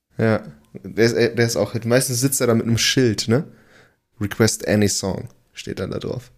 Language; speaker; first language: German; early bilingual, other home language; Portuguese